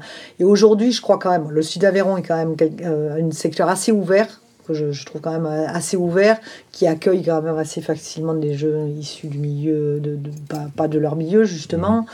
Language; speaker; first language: French; native; French